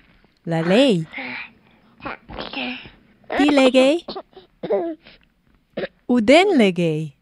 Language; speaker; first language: Greek; non-native, fluent; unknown